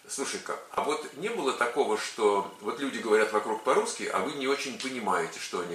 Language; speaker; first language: Russian; native; Russian